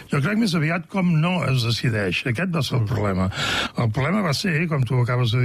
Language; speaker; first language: Catalan; native; Catalan